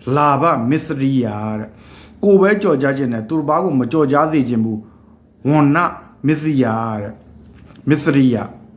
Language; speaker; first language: Burmese; native; Burmese